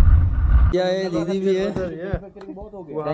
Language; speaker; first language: Hindi; non-native, local second language; Bangla